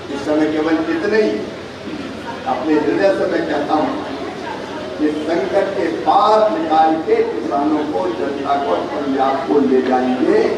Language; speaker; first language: Hindi; native; Hindi